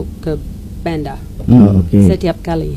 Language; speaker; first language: Indonesian; non-native, learner; English